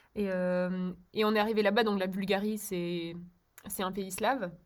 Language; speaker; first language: French; early bilingual, other home language; Czech